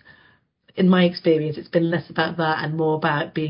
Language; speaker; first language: English; native; English